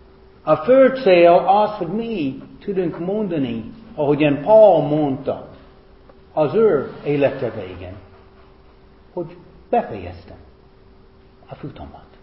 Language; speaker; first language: Hungarian; non-native, fluent; English